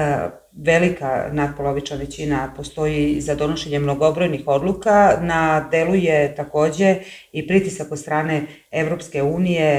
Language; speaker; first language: Serbian; native; Serbian